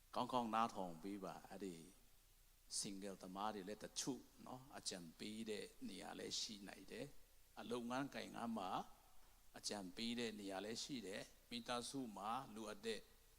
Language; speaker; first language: Burmese; non-native, local second language; Tedim Chin